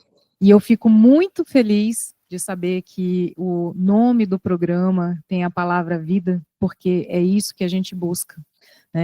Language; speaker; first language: Portuguese; native; Portuguese